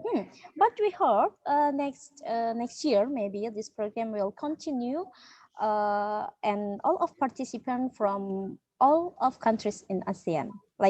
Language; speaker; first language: English; non-native, learner; Indonesian